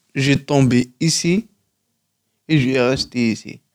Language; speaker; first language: French; non-native, local second language; Kabyle